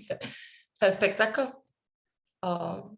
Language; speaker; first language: French; non-native, learner; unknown